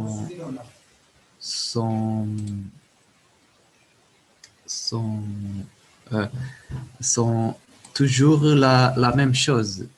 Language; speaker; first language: French; non-native, learner; Portuguese